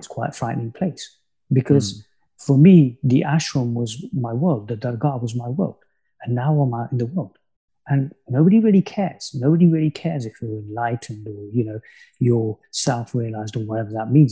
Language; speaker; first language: English; native; English